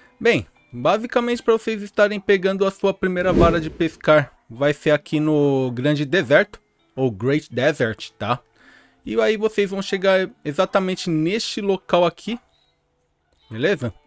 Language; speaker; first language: Portuguese; native; Portuguese